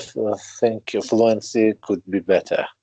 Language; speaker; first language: English; non-native, learner; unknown